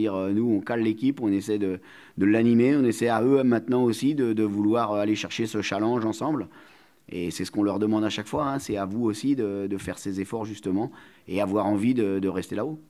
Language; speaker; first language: French; native; French